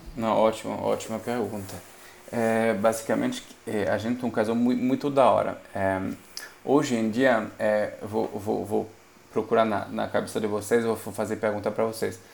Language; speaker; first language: Portuguese; non-native, fluent; French